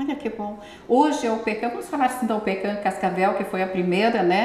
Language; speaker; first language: Portuguese; native; Portuguese